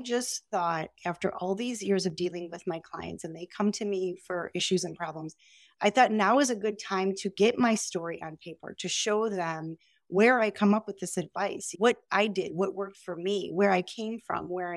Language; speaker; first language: English; native; English